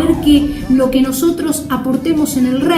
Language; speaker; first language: Spanish; native; Spanish